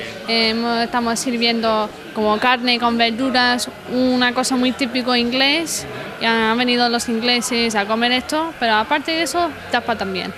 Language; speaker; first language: Spanish; non-native, fluent; English